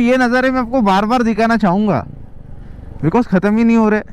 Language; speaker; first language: Hindi; non-native, local second language; Marathi